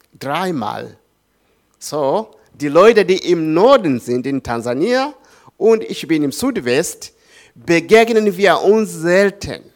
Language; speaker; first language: German; non-native, learner; Swahili